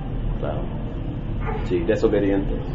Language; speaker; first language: Spanish; non-native, learner; English